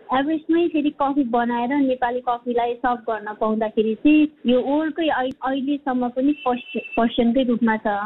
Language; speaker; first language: Nepali; non-native, local second language; Sherpa